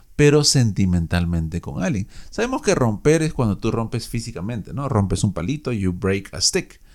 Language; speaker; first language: Spanish; native; Spanish